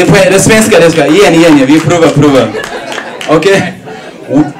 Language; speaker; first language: Swedish; non-native, fluent; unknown